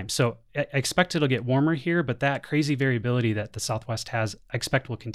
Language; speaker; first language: English; native; English